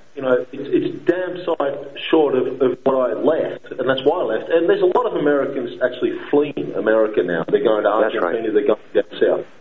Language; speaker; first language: English; native; English